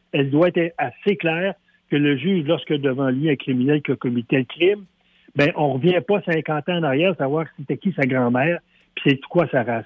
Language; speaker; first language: French; native; French